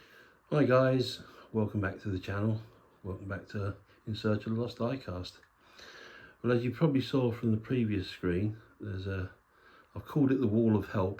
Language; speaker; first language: English; native; English